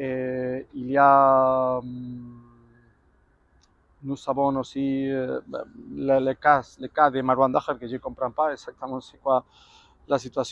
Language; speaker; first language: French; non-native, fluent; Spanish